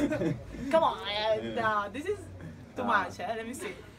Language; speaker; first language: English; non-native, fluent; Spanish